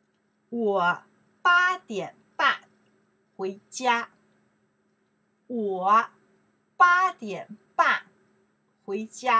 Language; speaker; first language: Chinese; non-native, learner; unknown